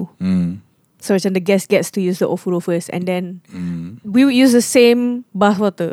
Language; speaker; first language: English; non-native, local second language; Malay